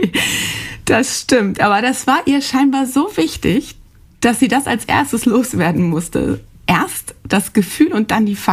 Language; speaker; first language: German; native; German